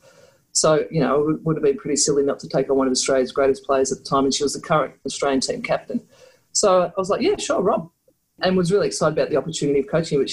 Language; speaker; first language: English; native; English